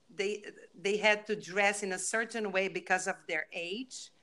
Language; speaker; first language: English; non-native, fluent; Portuguese